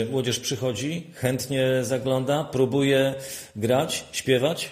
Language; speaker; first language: Polish; native; Polish